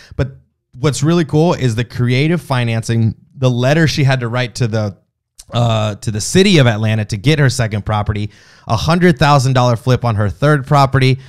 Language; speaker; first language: English; native; English